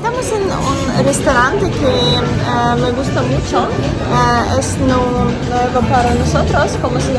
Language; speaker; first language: Spanish; non-native, learner; Russian